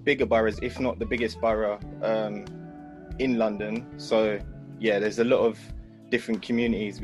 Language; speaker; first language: English; native; English